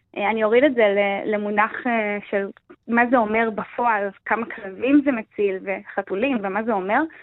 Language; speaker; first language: Hebrew; native; Hebrew